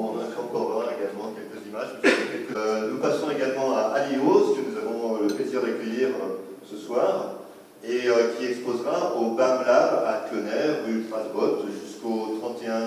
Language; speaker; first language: French; native; French